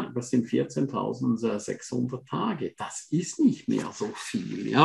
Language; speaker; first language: German; non-native, fluent; Romansh